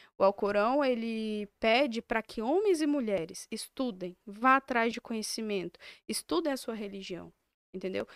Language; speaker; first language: Portuguese; native; Portuguese